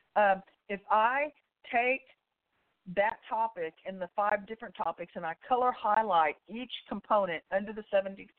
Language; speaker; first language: English; native; English